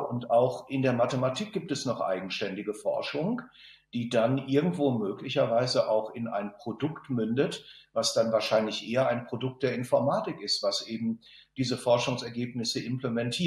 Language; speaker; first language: German; native; German